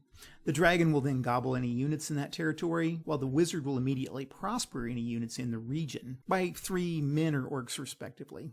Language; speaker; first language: English; native; English